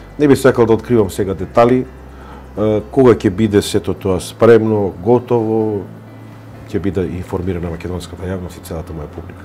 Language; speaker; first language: Macedonian; native; Macedonian